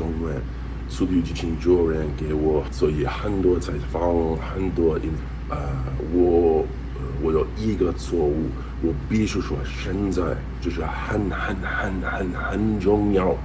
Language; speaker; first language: Chinese; non-native, learner; English